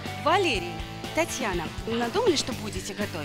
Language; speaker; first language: Russian; native; Russian